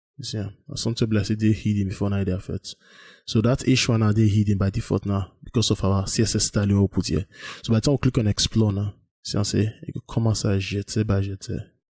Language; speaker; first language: Nigerian Pidgin; native; Nigerian Pidgin